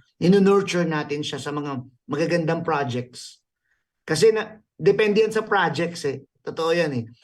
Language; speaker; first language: Filipino; native; Filipino